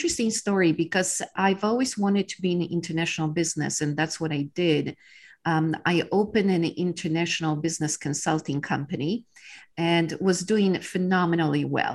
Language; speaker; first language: English; non-native, fluent; Polish